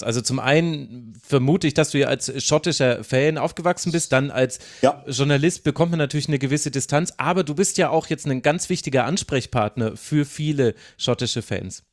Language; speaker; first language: German; native; German